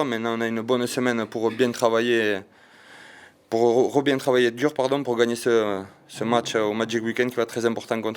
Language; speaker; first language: French; native; French